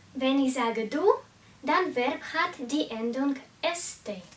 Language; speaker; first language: German; non-native, fluent; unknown